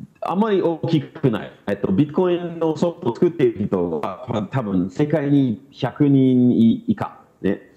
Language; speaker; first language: Japanese; non-native, learner; English